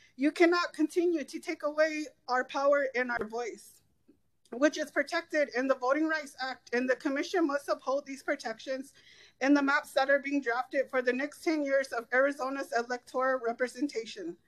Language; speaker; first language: English; native; English